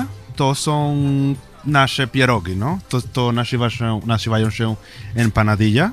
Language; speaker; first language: Polish; non-native, learner; Spanish